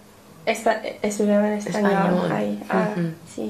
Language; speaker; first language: Spanish; non-native, learner; English